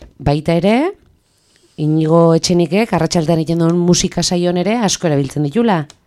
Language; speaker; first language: Basque; native; Basque